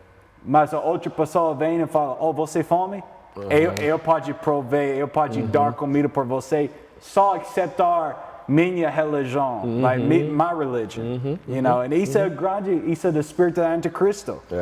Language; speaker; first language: Portuguese; non-native, learner; English